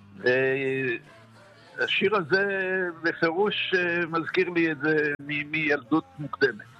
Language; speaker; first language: Hebrew; native; Hebrew